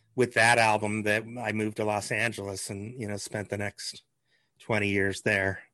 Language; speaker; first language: English; native; English